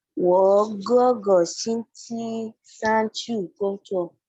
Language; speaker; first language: Chinese; non-native, learner; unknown